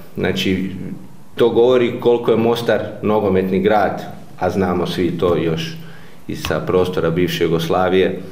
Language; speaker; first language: Croatian; native; Croatian